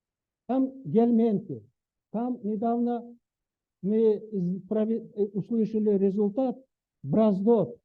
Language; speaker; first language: Russian; native; Russian